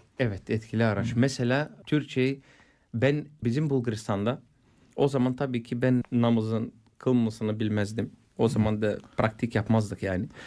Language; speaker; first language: Turkish; non-native, fluent; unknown